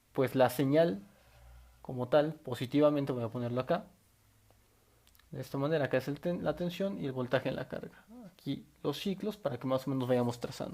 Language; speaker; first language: Spanish; native; Spanish